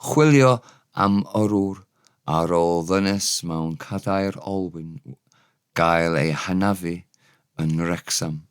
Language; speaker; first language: Welsh; non-native, learner; English